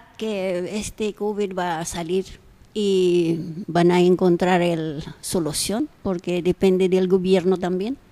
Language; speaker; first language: Spanish; non-native, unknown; Filipino